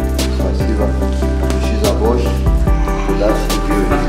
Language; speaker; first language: Russian; non-native, learner; Persian